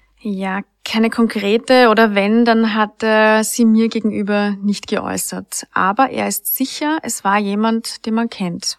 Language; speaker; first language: German; native; German